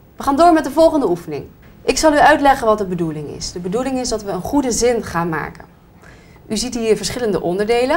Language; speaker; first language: Dutch; native; Dutch